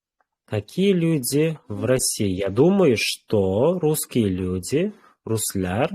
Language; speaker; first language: Russian; non-native, fluent; Uzbek